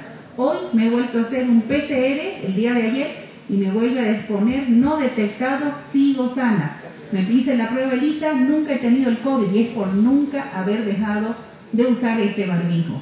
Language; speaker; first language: Spanish; native; Spanish